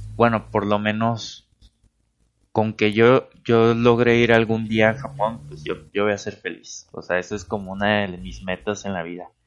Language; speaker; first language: Spanish; native; Spanish